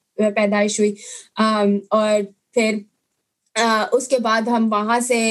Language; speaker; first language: Urdu; native; Urdu